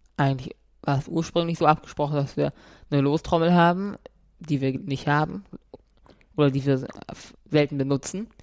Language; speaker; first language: German; native; German